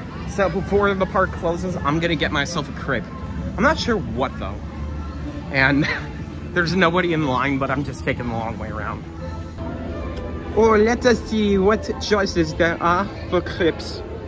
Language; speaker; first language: English; native; English